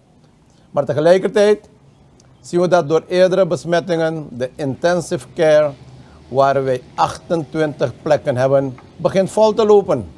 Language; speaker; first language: Dutch; native; Dutch